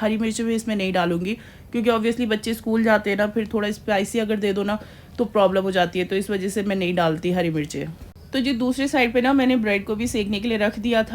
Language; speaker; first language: Hindi; native; Hindi